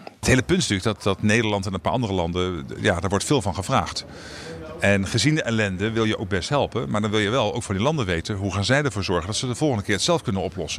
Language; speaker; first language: Dutch; native; Dutch